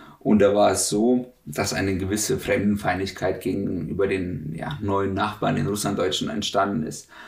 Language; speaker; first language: German; native; German